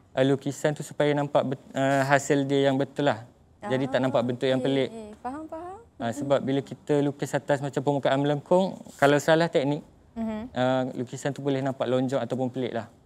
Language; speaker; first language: Malay; native; Malay